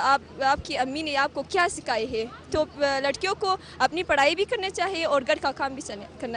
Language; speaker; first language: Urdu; non-native, local second language; Hazaragi